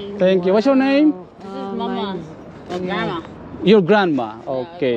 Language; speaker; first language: English; non-native, learner; Filipino